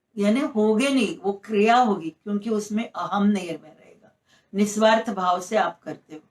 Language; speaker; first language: Hindi; non-native, local second language; Marathi